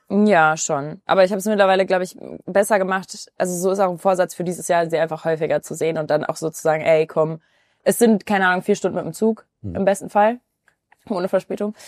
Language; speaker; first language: German; native; German